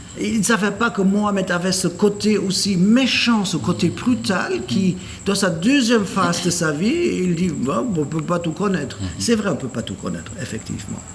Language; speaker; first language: French; non-native, fluent; German